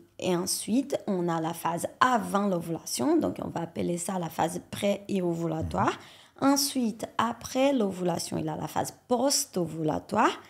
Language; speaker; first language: French; non-native, fluent; Portuguese